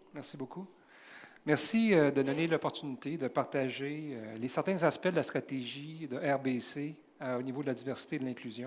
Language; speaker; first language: French; native; French